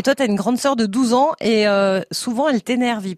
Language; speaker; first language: French; native; French